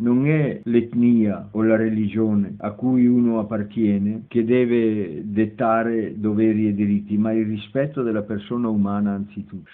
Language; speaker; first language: Italian; native; Italian